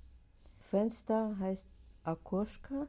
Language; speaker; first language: German; non-native, learner; Russian